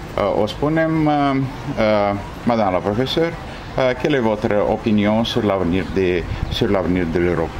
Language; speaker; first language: French; non-native, fluent; Romanian